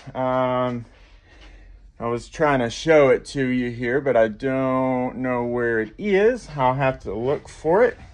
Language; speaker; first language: English; native; English